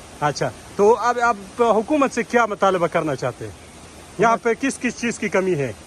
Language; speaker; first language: Urdu; non-native, local second language; Pashto